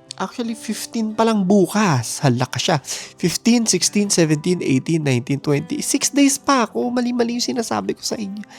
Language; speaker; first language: Filipino; native; Filipino